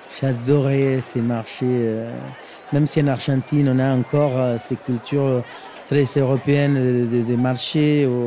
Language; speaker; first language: French; non-native, fluent; Spanish